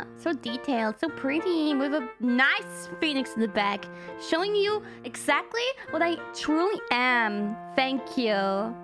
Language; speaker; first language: English; non-native, fluent; German